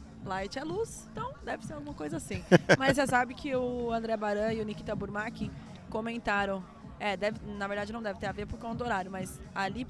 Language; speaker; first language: Portuguese; native; Portuguese